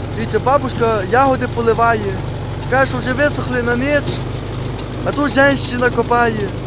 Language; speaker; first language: Ukrainian; native; Ukrainian